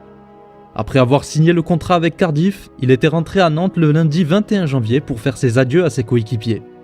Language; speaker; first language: French; native; French